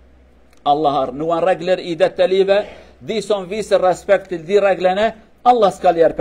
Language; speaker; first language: Norwegian; non-native, learner; Kurdish